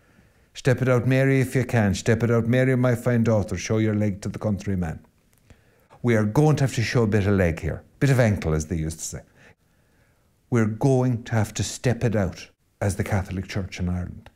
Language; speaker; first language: English; native; English